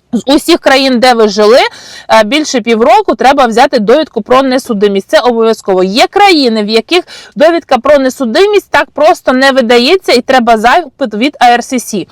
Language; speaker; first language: Ukrainian; non-native, local second language; Russian